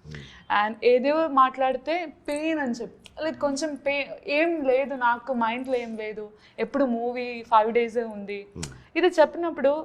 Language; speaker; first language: Telugu; non-native, learner; Malayalam